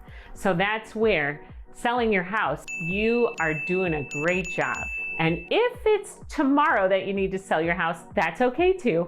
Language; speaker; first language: English; native; English